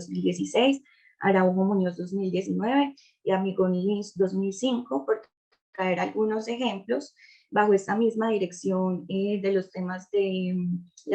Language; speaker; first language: Spanish; native; Spanish